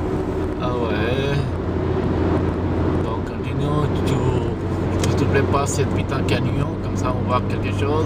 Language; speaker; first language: French; non-native, fluent; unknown